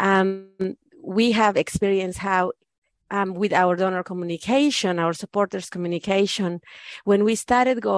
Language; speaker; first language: English; non-native, fluent; Spanish